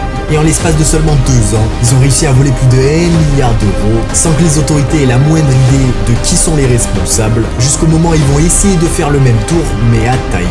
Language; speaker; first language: French; native; French